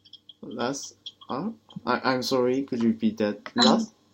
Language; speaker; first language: English; non-native, learner; Japanese